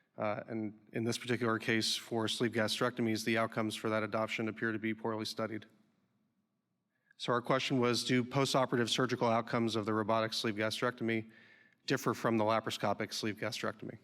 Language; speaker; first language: English; native; English